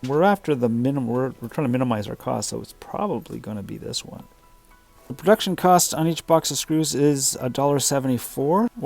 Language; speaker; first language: English; native; English